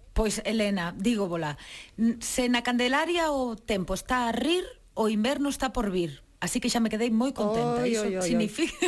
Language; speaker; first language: Galician; native; Galician